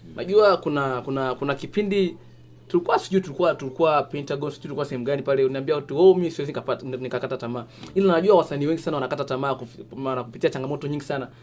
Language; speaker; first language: Swahili; native; Swahili